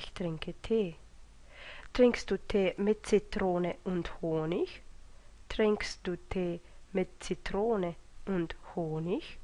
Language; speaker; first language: German; non-native, fluent; Romanian